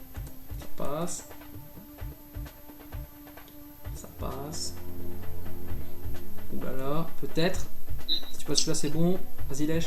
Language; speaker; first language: French; native; French